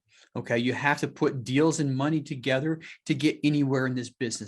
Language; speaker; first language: English; native; English